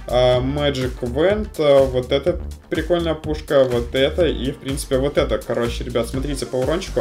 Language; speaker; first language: Russian; native; Russian